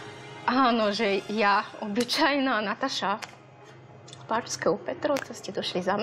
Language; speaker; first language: Slovak; non-native, fluent; Serbian